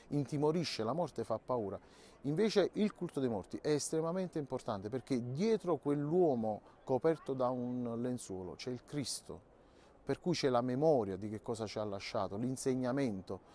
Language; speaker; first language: Italian; native; Italian